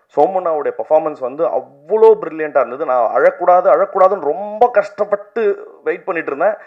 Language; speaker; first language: Tamil; native; Tamil